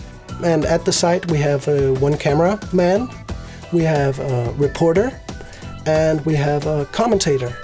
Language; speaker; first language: English; non-native, fluent; Danish